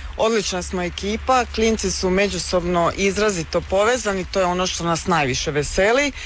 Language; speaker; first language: Croatian; native; Croatian